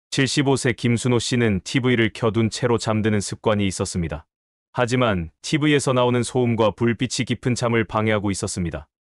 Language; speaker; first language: Korean; native; Korean